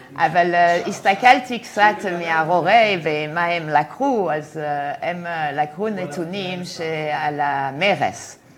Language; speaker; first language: Hebrew; non-native, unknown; French